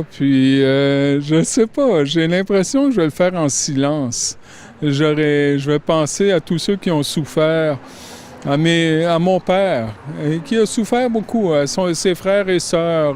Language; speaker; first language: French; native; French